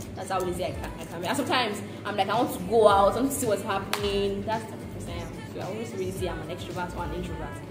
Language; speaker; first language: English; non-native, local second language; Yoruba